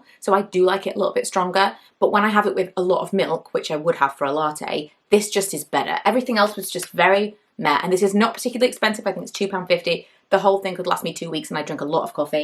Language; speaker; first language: English; native; English